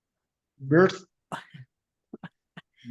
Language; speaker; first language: English; non-native, learner; Spanish